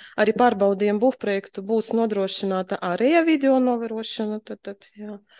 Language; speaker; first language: Latvian; non-native, local second language; Russian